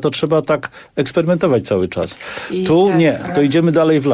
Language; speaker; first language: Polish; native; Polish